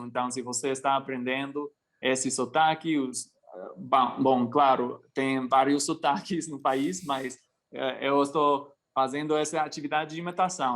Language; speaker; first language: Portuguese; non-native, fluent; English